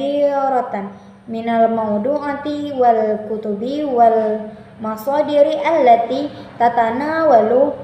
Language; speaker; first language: Arabic; non-native, learner; Indonesian